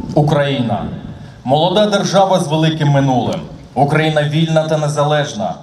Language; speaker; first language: Ukrainian; native; Ukrainian